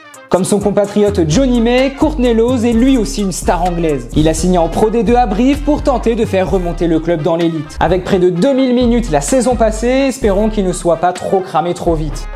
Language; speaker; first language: French; native; French